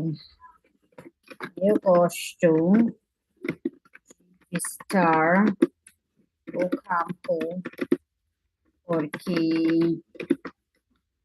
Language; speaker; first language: Portuguese; non-native, fluent; English